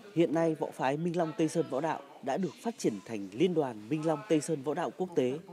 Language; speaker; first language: Vietnamese; native; Vietnamese